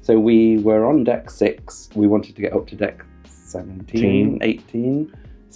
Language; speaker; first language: English; native; English